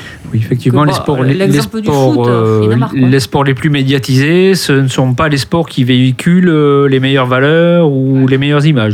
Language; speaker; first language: French; native; French